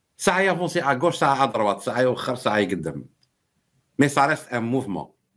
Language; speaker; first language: French; non-native, local second language; Arabic